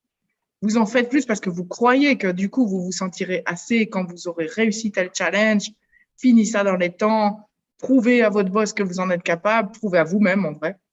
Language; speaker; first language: French; native; French